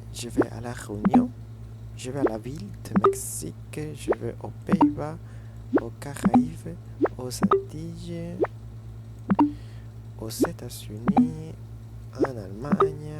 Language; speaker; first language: French; non-native, fluent; Spanish